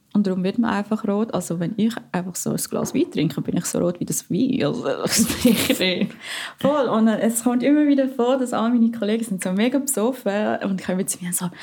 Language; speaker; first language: German; non-native, fluent; Filipino